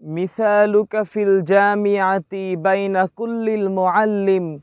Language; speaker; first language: Arabic; non-native, learner; Bangla